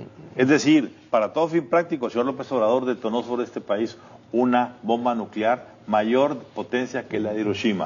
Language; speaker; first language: Spanish; native; Spanish